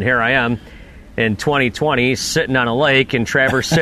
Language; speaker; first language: English; native; English